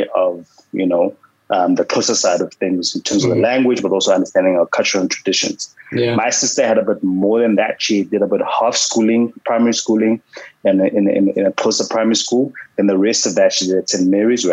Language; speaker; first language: English; non-native, local second language; Xhosa